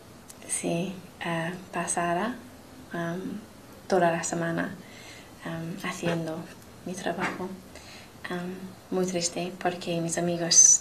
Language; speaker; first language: Spanish; non-native, learner; English